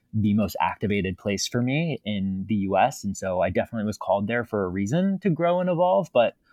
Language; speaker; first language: English; native; English